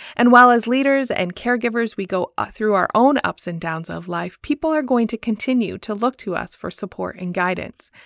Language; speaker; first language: English; native; English